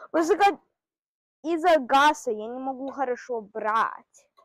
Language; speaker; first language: Russian; early bilingual, heritage; Russian